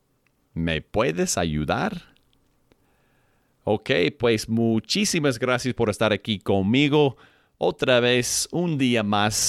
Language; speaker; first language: Spanish; non-native, fluent; English